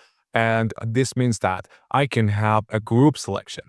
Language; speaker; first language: English; non-native, fluent; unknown